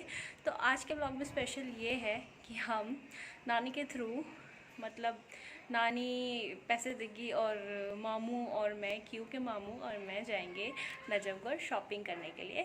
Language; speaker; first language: Hindi; native; Hindi